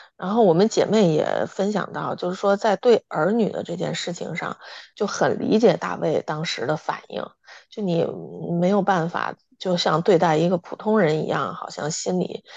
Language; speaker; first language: Chinese; native; Chinese